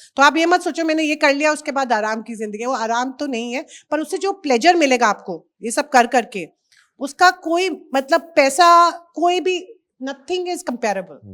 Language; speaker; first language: Hindi; native; Hindi